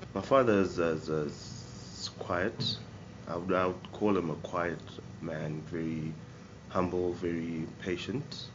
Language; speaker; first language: English; non-native, local second language; Shona